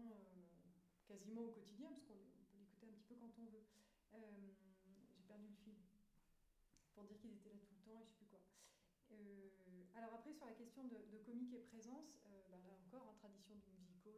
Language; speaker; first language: French; native; French